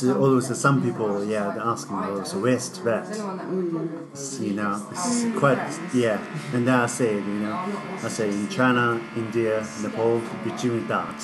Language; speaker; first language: English; non-native, learner; Chinese